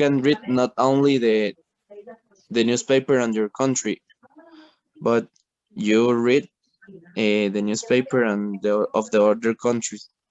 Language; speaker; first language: English; non-native, learner; Spanish